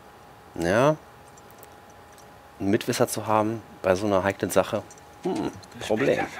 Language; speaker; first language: German; native; German